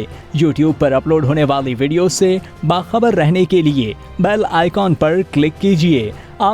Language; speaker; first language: Urdu; native; Urdu